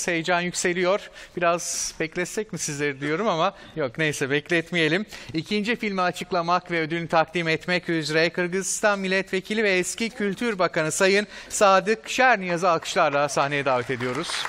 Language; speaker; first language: Turkish; native; Turkish